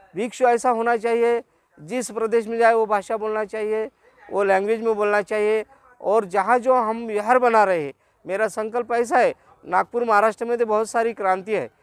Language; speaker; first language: Hindi; non-native, local second language; Marathi